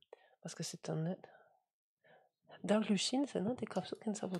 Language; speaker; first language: French; native; French